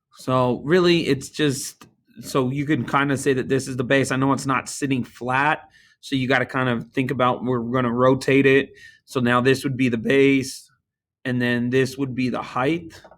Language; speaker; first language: English; native; English